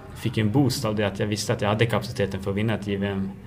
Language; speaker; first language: Swedish; native; Swedish